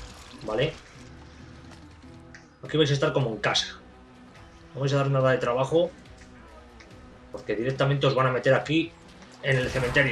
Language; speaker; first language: Spanish; native; Spanish